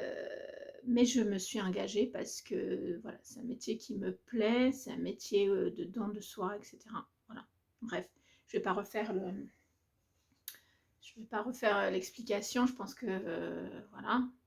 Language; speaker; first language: French; native; French